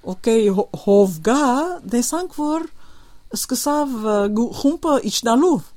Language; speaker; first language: Armenian; early bilingual, heritage; Armenian